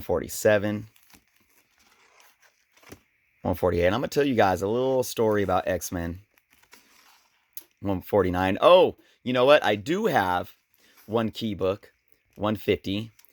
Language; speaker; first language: English; native; English